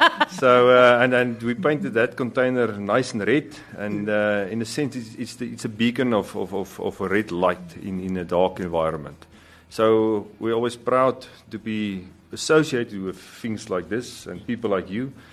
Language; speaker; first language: English; non-native, local second language; Afrikaans